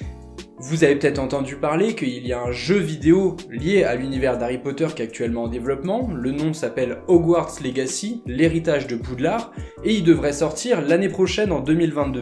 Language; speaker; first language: French; native; French